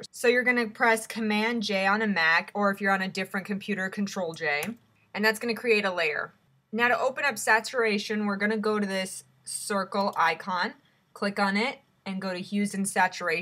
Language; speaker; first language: English; native; English